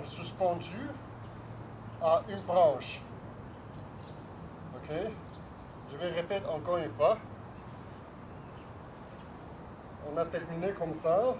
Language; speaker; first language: French; non-native, fluent; Chinese